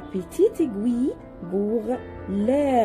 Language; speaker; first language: French; non-native, learner; Arabic